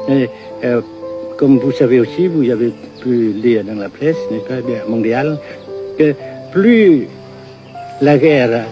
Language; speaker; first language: French; non-native, fluent; Vietnamese